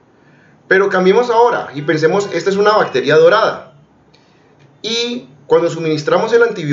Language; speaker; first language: Spanish; native; Spanish